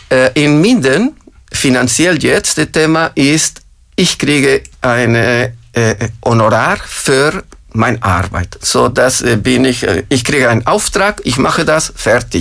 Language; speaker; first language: German; non-native, fluent; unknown